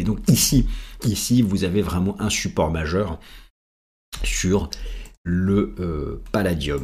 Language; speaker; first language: French; native; French